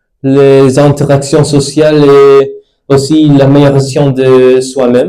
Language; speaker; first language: French; non-native, fluent; English